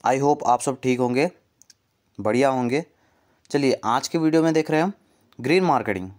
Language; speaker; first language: Hindi; non-native, local second language; Kannada